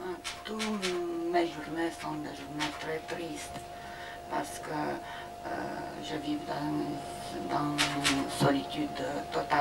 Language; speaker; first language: French; non-native, learner; Romanian